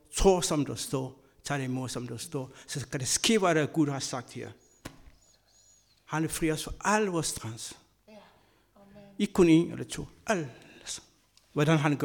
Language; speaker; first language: Danish; non-native, fluent; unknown